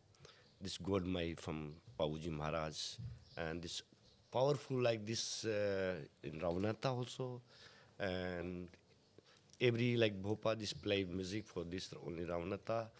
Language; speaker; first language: English; non-native, learner; Hindi